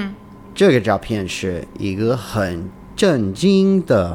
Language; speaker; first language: Chinese; non-native, learner; English